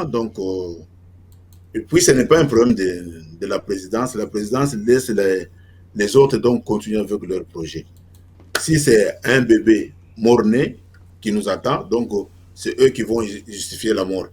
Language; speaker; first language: French; non-native, local second language; Lingala